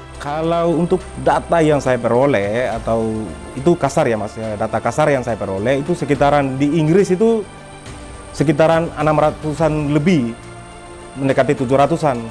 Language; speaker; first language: Indonesian; non-native, local second language; Tetum